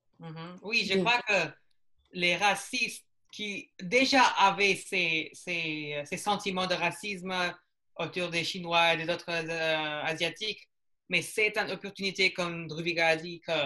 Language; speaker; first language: French; non-native, learner; English